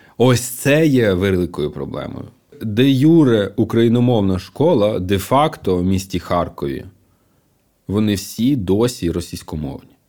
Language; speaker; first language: Ukrainian; non-native, local second language; Russian